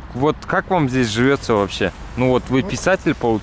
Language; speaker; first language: Russian; non-native, local second language; Kazakh